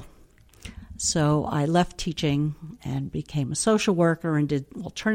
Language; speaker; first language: English; native; English